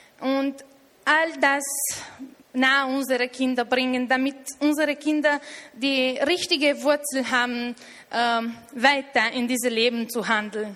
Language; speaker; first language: German; non-native, fluent; Romanian